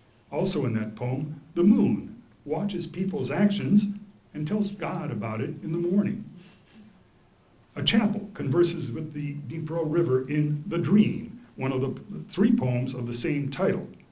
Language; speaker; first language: English; early bilingual, other home language; Ukrainian